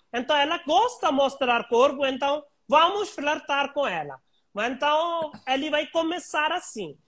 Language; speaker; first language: Portuguese; non-native, learner; Hindi